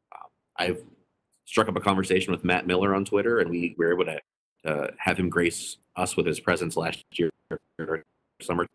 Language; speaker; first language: English; native; English